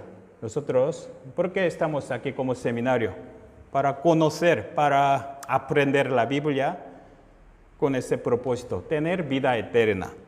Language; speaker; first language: Spanish; non-native, fluent; Korean